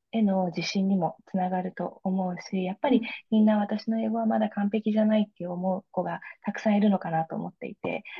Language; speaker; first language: Japanese; native; Japanese